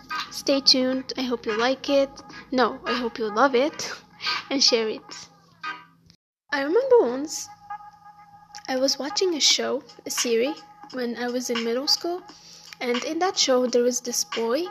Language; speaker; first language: English; non-native, fluent; Arabic